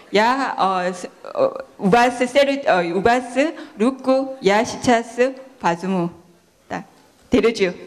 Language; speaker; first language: Russian; non-native, learner; Korean